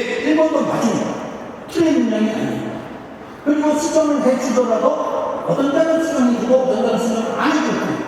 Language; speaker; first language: Korean; native; Korean